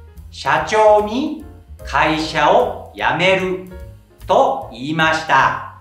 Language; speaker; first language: Japanese; non-native, fluent; Indonesian